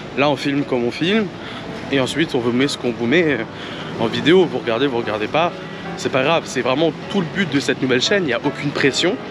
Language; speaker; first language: French; native; French